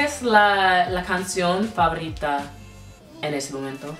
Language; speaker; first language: Spanish; non-native, learner; English